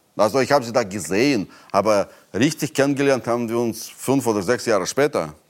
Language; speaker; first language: German; non-native, fluent; Russian